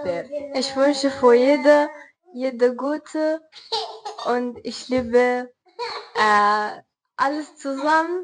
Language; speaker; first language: German; non-native, learner; Arabic